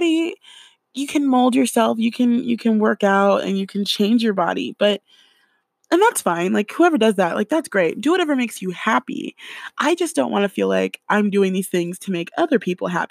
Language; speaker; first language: English; native; English